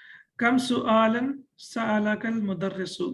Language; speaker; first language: Arabic; non-native, fluent; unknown